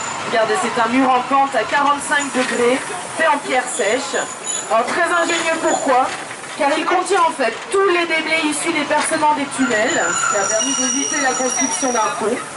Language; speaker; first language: French; native; French